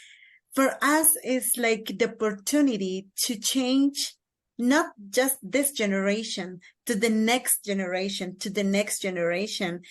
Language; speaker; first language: English; non-native, learner; Kaqchikel